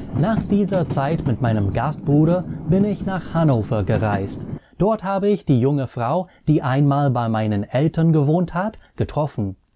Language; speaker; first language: German; non-native, fluent; English